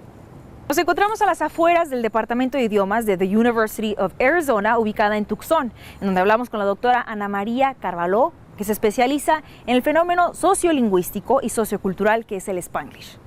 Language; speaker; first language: Spanish; native; Spanish